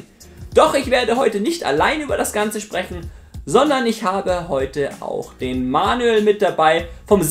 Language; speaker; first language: German; native; German